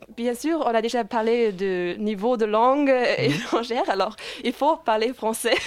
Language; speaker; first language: French; non-native, fluent; German